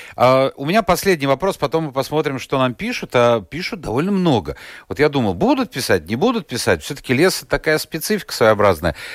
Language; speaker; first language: Russian; native; Russian